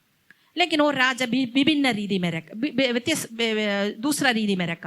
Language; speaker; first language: Hindi; non-native, local second language; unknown